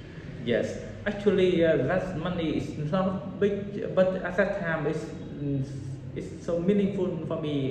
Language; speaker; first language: English; non-native, learner; Vietnamese